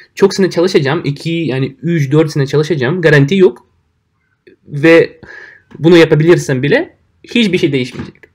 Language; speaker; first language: Turkish; non-native, fluent; Russian